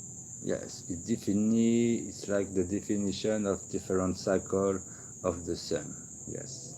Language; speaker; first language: English; non-native, learner; French